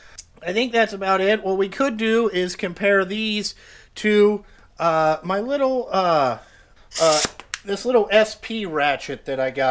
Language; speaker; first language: English; native; English